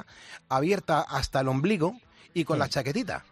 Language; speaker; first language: Spanish; native; Spanish